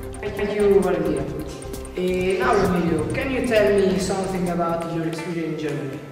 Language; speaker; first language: English; non-native, learner; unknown